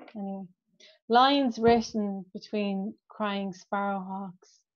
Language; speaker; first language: English; native; English